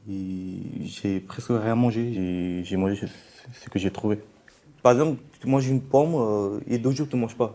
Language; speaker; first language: French; non-native, fluent; Bangla